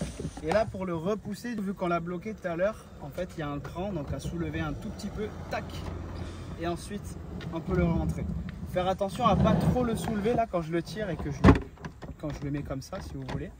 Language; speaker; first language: French; native; French